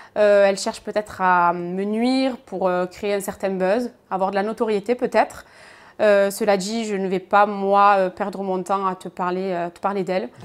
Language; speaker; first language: French; native; French